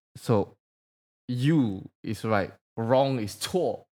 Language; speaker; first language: English; non-native, fluent; Indonesian